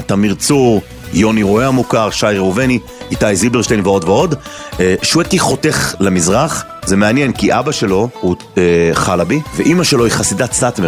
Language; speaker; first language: Hebrew; native; Hebrew